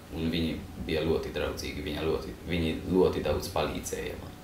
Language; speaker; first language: Latvian; non-native, learner; Hungarian